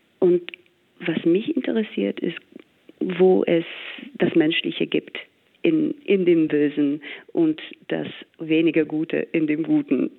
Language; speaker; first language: German; non-native, fluent; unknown